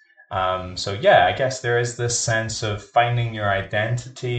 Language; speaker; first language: English; native; English